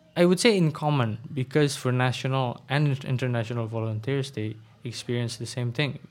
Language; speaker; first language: English; non-native, fluent; Indonesian